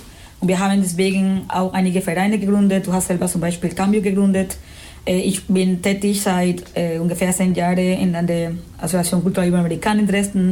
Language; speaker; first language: German; non-native, fluent; Spanish